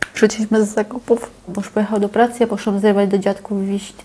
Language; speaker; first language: Polish; native; Polish